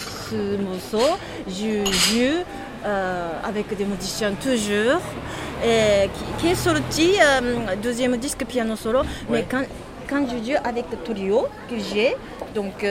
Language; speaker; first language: French; non-native, learner; Japanese